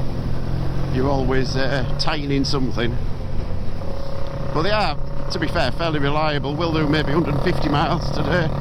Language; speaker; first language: English; native; English